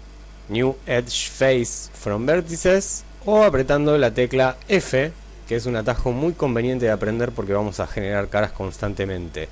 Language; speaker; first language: Spanish; native; Spanish